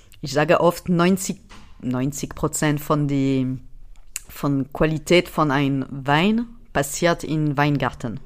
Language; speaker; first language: German; non-native, fluent; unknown